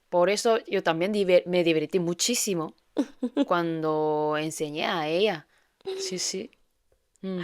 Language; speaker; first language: Spanish; non-native, fluent; Korean